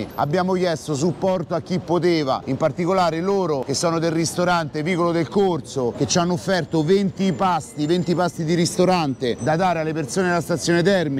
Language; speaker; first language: Italian; native; Italian